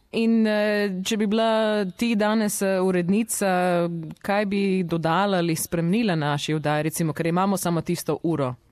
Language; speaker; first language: Slovenian; early bilingual, heritage; Slovenian